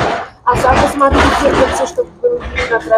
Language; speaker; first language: Russian; native; Russian